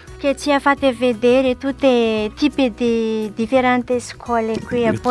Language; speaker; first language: Italian; non-native, learner; Malagasy